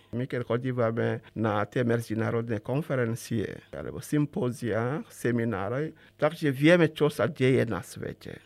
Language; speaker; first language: Slovak; non-native, fluent; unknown